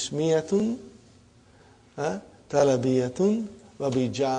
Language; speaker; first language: Arabic; non-native, fluent; English